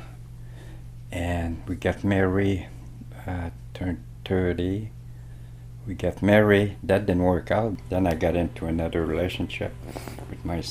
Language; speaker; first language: English; non-native, fluent; French